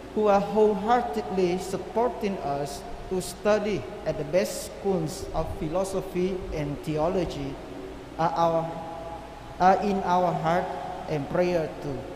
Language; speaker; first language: English; non-native, fluent; Vietnamese